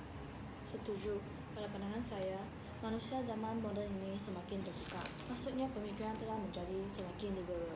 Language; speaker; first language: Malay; non-native, local second language; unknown